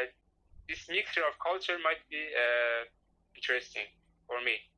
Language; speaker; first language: English; non-native, learner; Persian